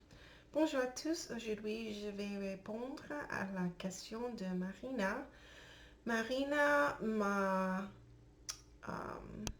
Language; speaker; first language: French; non-native, learner; English